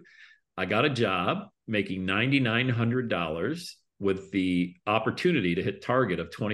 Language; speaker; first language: English; native; English